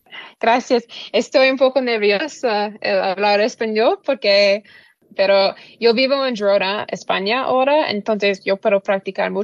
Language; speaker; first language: Spanish; non-native, learner; English